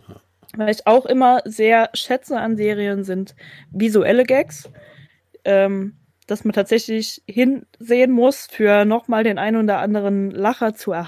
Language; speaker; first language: German; native; German